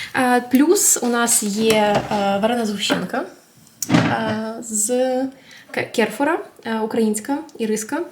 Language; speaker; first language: Ukrainian; non-native, local second language; Russian